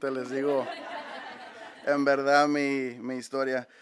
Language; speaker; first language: Spanish; early bilingual, heritage; Spanish